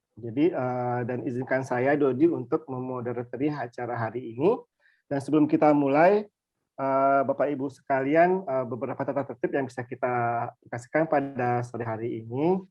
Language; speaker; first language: Indonesian; native; Indonesian